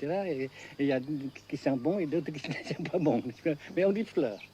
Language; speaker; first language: French; non-native, fluent; Vietnamese